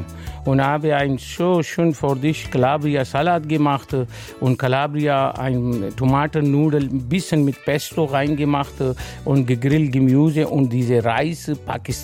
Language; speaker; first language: German; non-native, learner; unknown